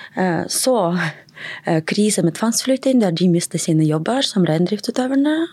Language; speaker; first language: Norwegian; non-native, fluent; Russian